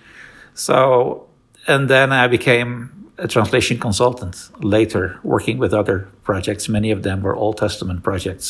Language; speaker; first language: English; non-native, fluent; Dutch